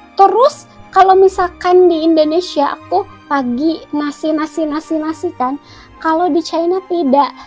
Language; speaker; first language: Indonesian; native; Indonesian